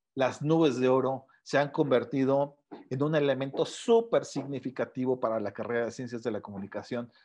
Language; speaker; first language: Spanish; native; Spanish